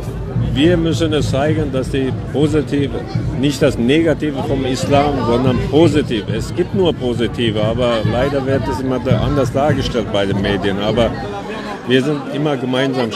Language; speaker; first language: German; early bilingual, other home language; Turkish